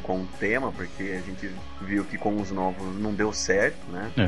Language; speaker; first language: Portuguese; native; Portuguese